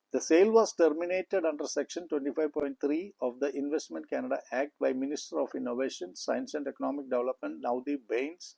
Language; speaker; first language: English; non-native, local second language; Malayalam